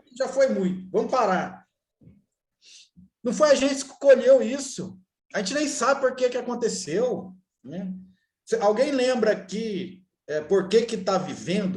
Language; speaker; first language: Portuguese; native; Portuguese